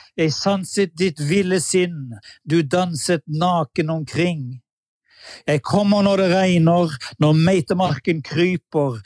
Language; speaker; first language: Norwegian; native; Norwegian